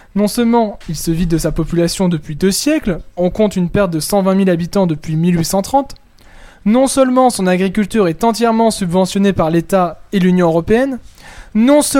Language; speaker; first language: French; native; French